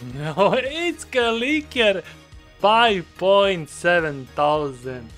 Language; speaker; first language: English; non-native, learner; Croatian